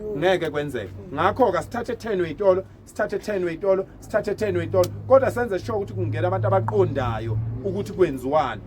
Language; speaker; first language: Zulu; native; Zulu